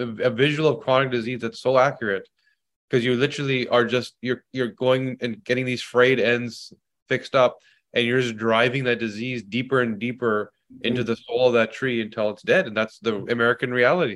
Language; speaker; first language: English; native; English